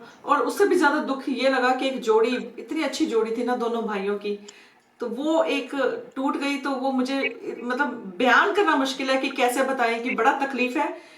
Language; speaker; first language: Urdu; non-native, local second language; Punjabi